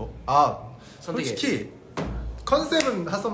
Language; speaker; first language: Korean; native; Korean